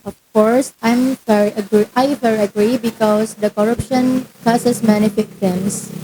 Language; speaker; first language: English; non-native, learner; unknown